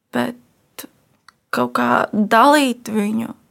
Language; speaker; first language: Latvian; native; Latvian